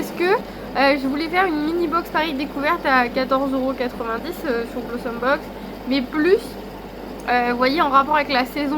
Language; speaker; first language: French; native; French